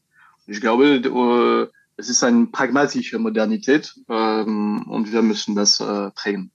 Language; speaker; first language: German; non-native, learner; French